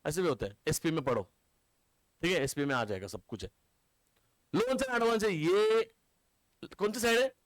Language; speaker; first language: Hindi; non-native, local second language; Marathi